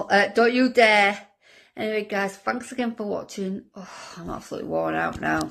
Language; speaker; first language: English; native; English